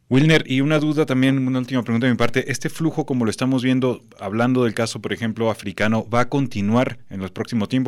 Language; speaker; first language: Spanish; native; Spanish